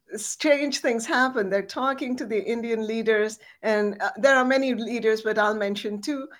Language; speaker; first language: English; non-native, local second language; Bangla